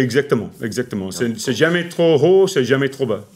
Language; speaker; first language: French; non-native, learner; English